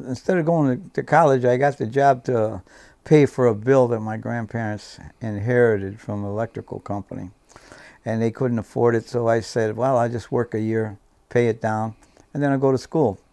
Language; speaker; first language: English; native; English